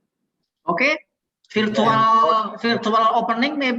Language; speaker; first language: English; non-native, learner; Indonesian